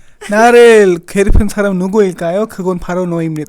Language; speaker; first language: Korean; non-native, fluent; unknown